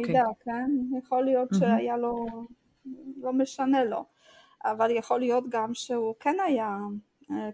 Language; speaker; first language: Hebrew; non-native, fluent; Russian